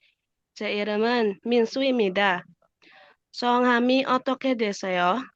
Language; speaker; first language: Korean; non-native, learner; Indonesian